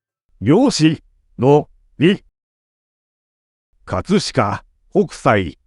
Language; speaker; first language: Japanese; native; Japanese